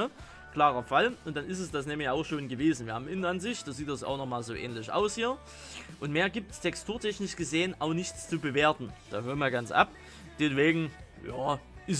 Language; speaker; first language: German; native; German